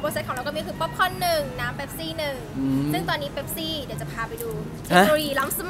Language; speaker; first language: Thai; native; Thai